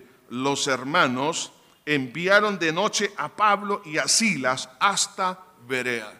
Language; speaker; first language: Spanish; native; Spanish